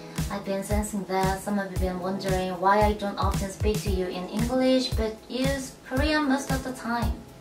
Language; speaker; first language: English; non-native, fluent; Korean